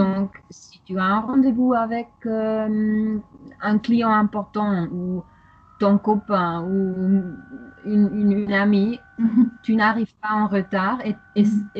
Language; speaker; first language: French; non-native, fluent; German